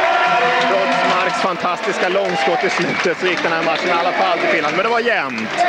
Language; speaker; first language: Swedish; native; Swedish